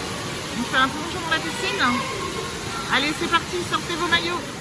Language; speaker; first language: French; native; French